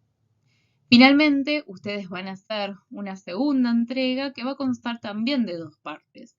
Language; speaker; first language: Spanish; native; Spanish